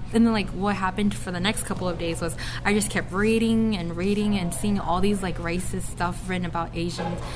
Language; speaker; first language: English; native; English